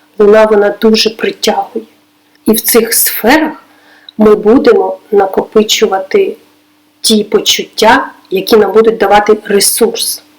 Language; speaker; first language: Ukrainian; non-native, local second language; Russian